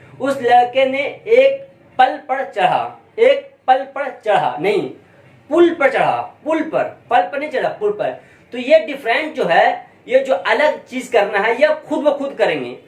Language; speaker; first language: Hindi; native; Hindi